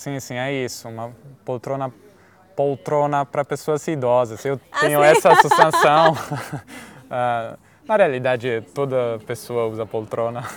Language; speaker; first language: Portuguese; non-native, fluent; Italian